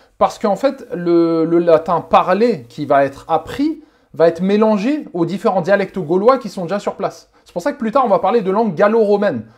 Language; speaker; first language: French; native; French